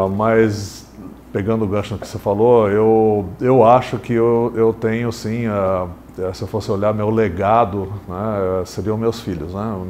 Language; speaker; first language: Portuguese; early bilingual, other home language; English